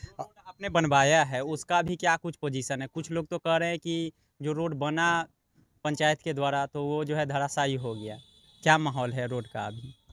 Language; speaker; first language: Hindi; native; Hindi